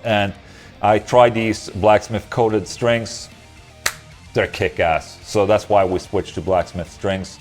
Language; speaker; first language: English; non-native, fluent; Swedish